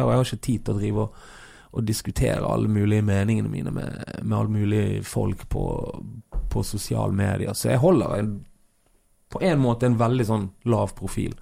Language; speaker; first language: Norwegian; early bilingual, other home language; Kabuverdianu